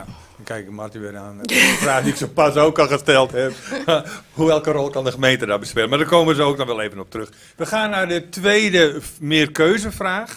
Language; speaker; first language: Dutch; native; Dutch